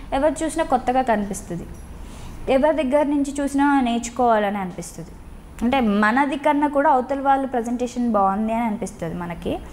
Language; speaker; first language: Telugu; native; Telugu